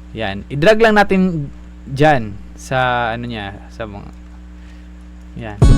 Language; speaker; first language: Filipino; non-native, local second language; Cebuano